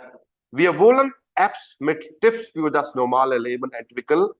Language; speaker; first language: German; non-native, fluent; Hindi